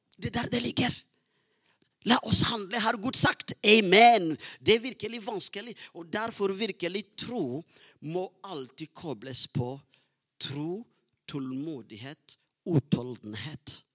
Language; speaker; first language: Norwegian; non-native, fluent; Rundi